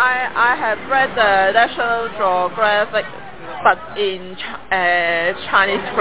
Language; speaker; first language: English; non-native, learner; Cantonese